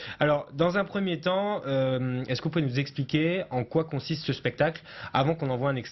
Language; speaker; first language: French; native; French